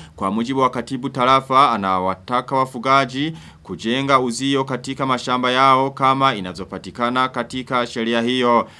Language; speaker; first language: Swahili; non-native, local second language; Rundi